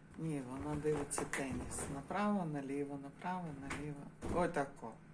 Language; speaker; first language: Ukrainian; native; Ukrainian